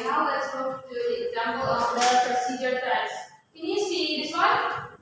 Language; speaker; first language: English; non-native, fluent; Indonesian